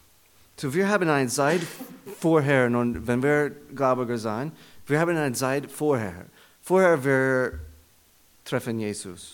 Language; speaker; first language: German; non-native, learner; English